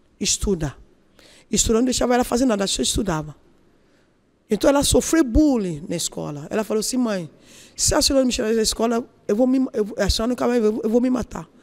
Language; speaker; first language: Portuguese; non-native, learner; Yoruba